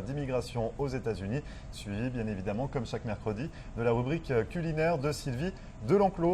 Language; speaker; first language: French; native; French